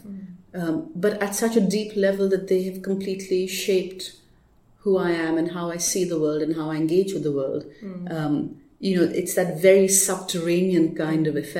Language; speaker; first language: English; non-native, local second language; Urdu